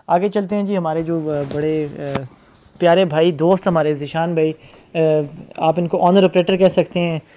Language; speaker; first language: Urdu; native; Urdu